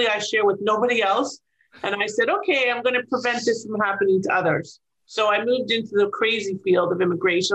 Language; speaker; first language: English; native; English